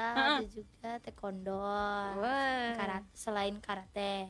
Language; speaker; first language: Indonesian; native; Indonesian